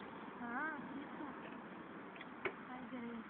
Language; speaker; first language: Greek; non-native, learner; Bulgarian